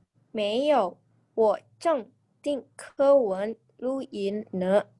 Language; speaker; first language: Chinese; non-native, learner; Indonesian